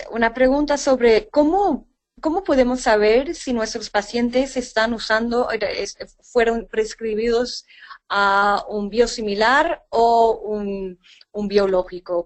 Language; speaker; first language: Spanish; non-native, fluent; English